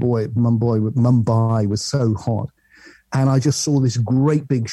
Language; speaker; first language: English; native; English